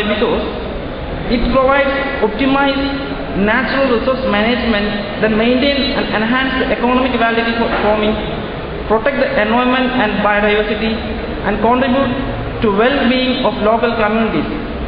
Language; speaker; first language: English; non-native, local second language; Malayalam